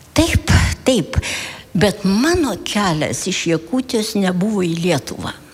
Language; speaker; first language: Lithuanian; early bilingual, heritage; Lithuanian